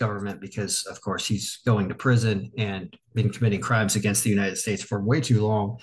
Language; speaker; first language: English; native; English